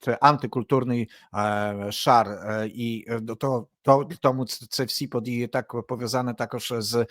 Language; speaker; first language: Polish; non-native, learner; Ukrainian